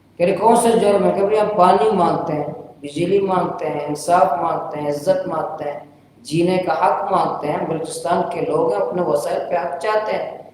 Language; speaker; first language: Urdu; non-native, local second language; Baluchi